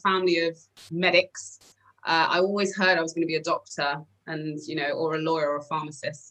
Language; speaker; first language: English; native; English